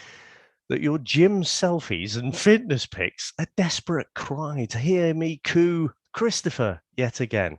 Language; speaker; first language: English; native; English